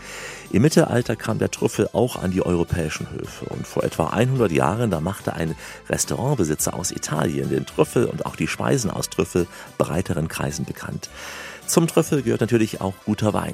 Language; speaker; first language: German; native; German